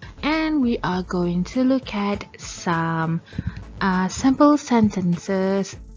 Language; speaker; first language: English; non-native, local second language; Malay